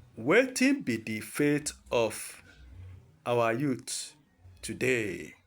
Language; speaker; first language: Nigerian Pidgin; non-native, local second language; Igbo